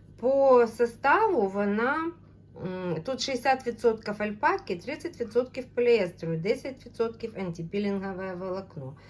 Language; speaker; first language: Ukrainian; non-native, local second language; Russian